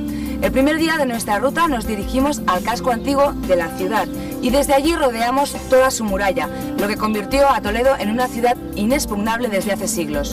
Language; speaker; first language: Spanish; native; Spanish